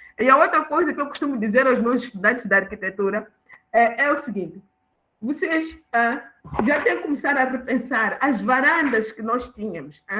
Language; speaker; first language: Portuguese; non-native, local second language; Tsonga